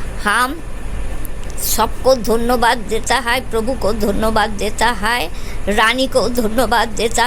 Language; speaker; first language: Hindi; non-native, local second language; Bangla